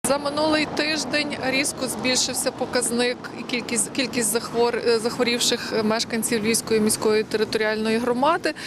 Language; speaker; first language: Ukrainian; native; Ukrainian